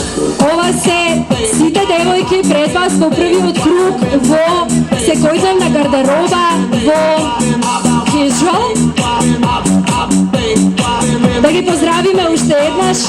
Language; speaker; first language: Macedonian; native; Macedonian